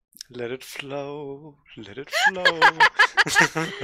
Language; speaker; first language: English; non-native, fluent; German